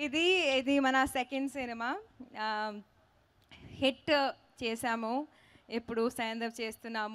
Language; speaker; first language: Telugu; non-native, local second language; Hindi